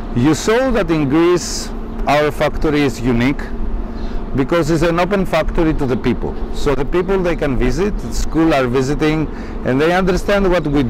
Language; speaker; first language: English; non-native, learner; Greek